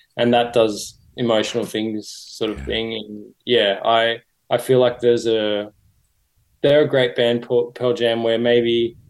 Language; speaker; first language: English; native; English